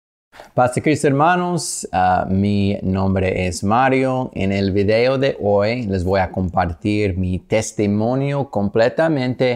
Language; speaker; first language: Spanish; non-native, learner; English